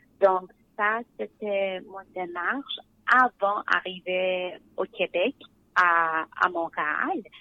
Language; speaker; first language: French; non-native, learner; Persian